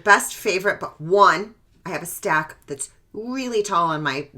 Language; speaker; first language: English; native; English